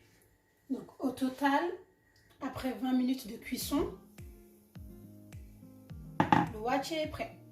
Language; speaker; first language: French; non-native, fluent; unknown